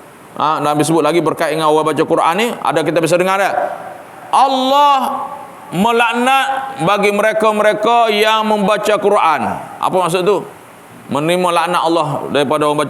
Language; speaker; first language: Malay; native; Malay